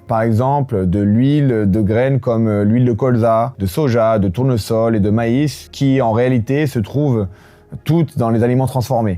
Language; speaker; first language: French; native; French